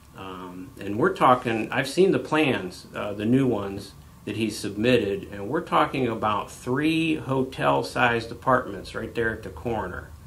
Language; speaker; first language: English; native; English